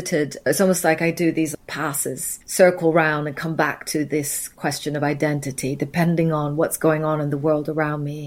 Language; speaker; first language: English; native; English